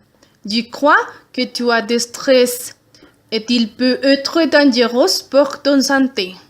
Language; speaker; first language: French; non-native, learner; Spanish